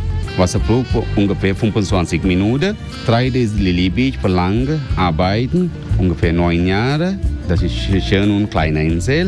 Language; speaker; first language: German; non-native, learner; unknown